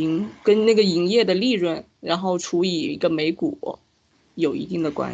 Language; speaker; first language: Chinese; native; Chinese